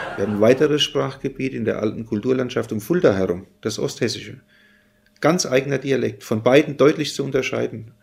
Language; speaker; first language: German; native; German